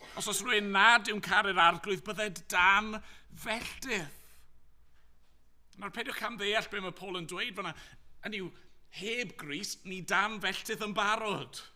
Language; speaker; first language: Welsh; native; Welsh